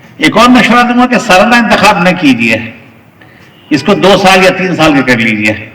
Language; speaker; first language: Urdu; native; Urdu